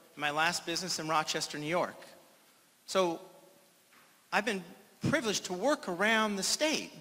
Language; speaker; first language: English; native; English